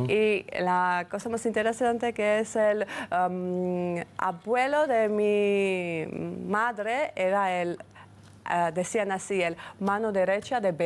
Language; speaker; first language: Spanish; non-native, fluent; Georgian